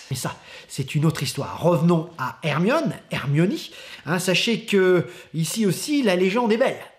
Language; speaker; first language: French; native; French